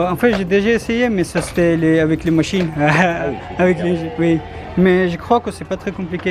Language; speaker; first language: French; non-native, fluent; Pashto